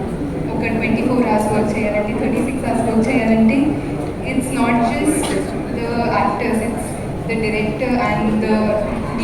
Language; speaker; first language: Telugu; non-native, fluent; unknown